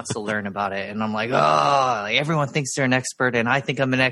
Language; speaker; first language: English; native; English